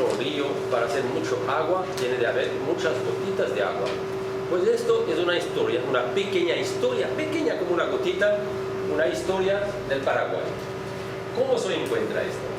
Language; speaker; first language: Spanish; non-native, learner; French